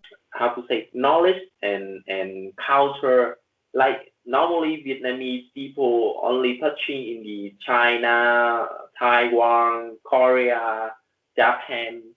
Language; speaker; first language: English; non-native, learner; Vietnamese